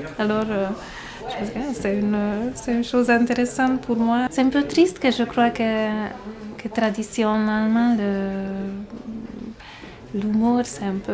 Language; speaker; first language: French; non-native, fluent; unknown